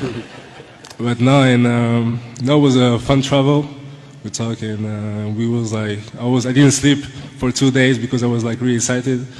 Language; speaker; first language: English; non-native, fluent; French